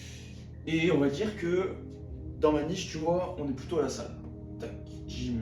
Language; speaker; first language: French; native; French